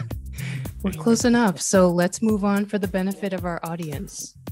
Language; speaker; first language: English; native; English